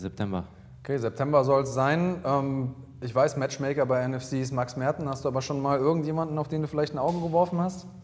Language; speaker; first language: German; native; German